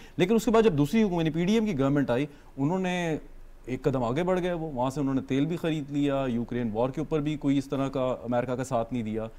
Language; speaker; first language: Hindi; native; Hindi